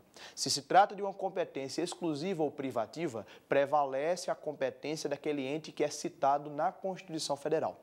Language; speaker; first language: Portuguese; native; Portuguese